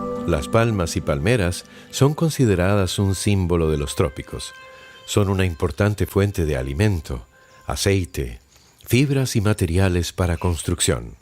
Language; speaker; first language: Spanish; native; Spanish